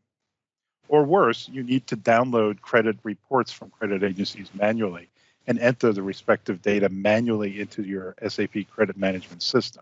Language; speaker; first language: English; native; English